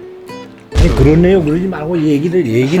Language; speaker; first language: Korean; native; Korean